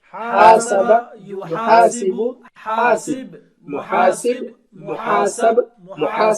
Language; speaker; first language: Arabic; non-native, learner; Urdu